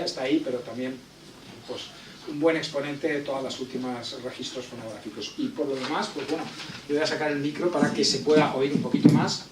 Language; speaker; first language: Spanish; native; Spanish